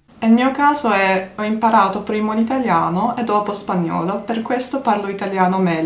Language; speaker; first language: Italian; non-native, learner; Turkish